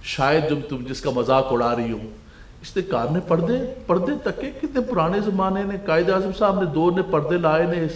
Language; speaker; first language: Urdu; non-native, local second language; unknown